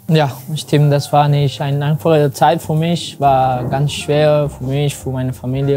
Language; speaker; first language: German; non-native, learner; Spanish